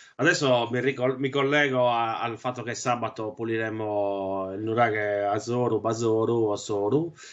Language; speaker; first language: Italian; native; Italian